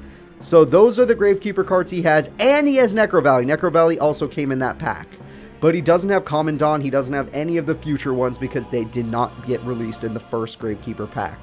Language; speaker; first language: English; native; English